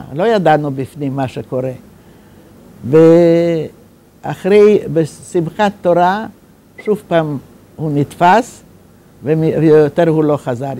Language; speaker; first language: Hebrew; non-native, fluent; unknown